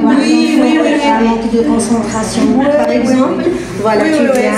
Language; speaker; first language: French; non-native, local second language; Arabic